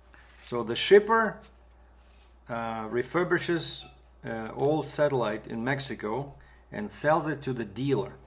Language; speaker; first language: English; non-native, fluent; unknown